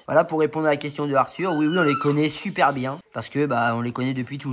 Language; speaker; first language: French; native; French